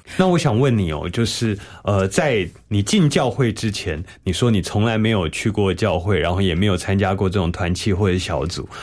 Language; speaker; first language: Chinese; native; Chinese